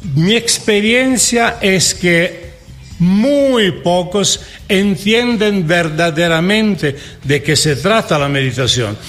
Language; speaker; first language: Spanish; non-native, fluent; Italian